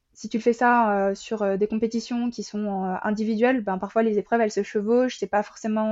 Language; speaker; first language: French; native; French